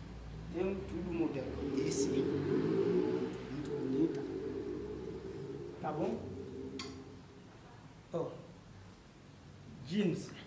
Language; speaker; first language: Portuguese; non-native, learner; Haitian Creole